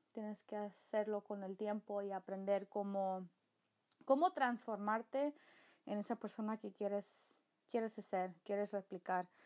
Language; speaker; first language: Spanish; early bilingual, heritage; Spanish